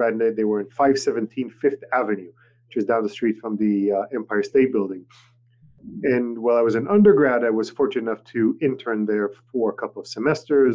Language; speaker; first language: English; non-native, fluent; Hebrew